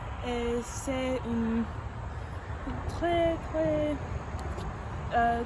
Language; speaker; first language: French; non-native, learner; English